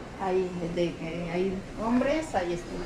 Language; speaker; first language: Spanish; native; Spanish